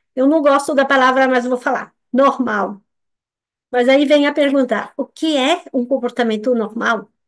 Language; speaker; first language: Portuguese; non-native, fluent; French